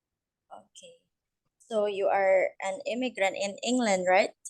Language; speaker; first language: English; non-native, learner; Indonesian